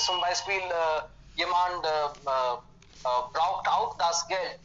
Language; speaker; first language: German; non-native, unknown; Hindi